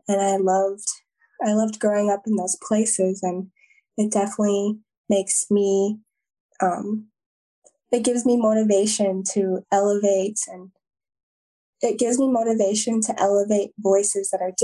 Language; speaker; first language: English; native; English